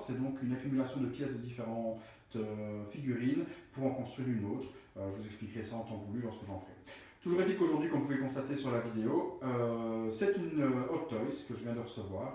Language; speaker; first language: French; native; French